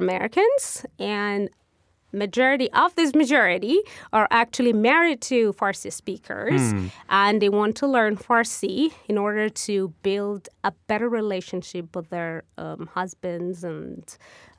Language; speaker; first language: English; non-native, fluent; Persian